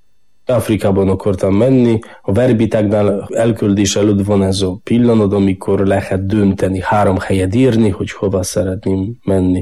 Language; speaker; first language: Hungarian; non-native, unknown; Polish